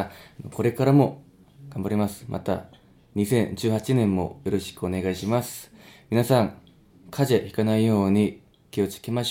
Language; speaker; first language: Japanese; non-native, fluent; Korean